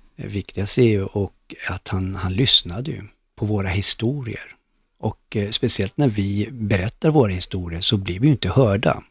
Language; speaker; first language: Swedish; early bilingual, other home language; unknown